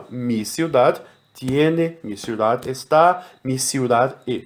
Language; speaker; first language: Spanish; non-native, fluent; Portuguese